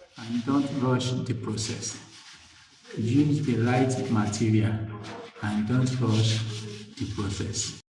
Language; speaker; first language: Nigerian Pidgin; native; Nigerian Pidgin